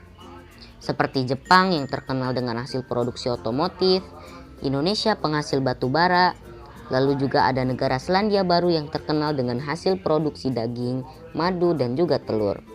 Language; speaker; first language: Indonesian; native; Indonesian